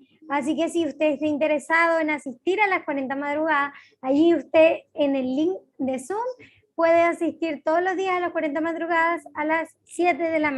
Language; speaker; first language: Spanish; native; Spanish